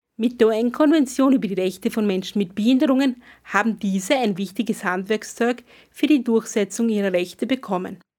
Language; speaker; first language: German; native; German